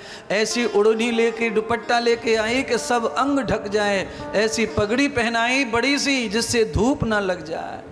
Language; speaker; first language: Hindi; native; Hindi